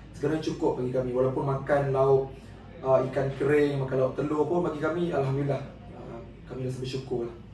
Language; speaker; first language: Malay; native; Malay